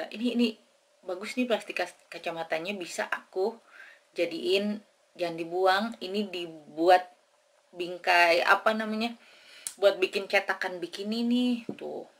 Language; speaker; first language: Indonesian; native; Indonesian